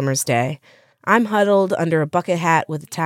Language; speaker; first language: English; native; English